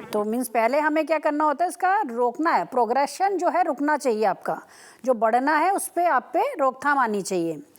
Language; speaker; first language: Hindi; native; Hindi